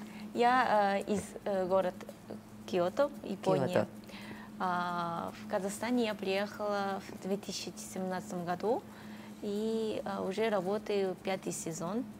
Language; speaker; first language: Russian; native; Russian